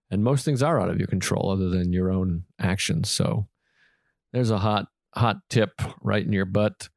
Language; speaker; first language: English; native; English